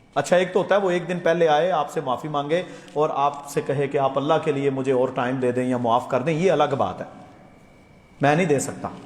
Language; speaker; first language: Urdu; non-native, local second language; Punjabi